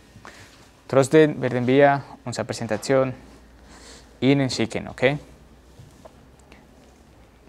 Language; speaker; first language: German; non-native, learner; Spanish